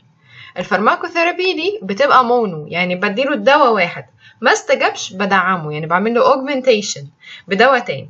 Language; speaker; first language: Arabic; native; Arabic